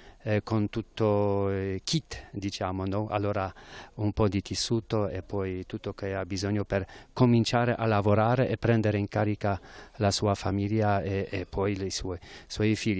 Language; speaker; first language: Italian; non-native, fluent; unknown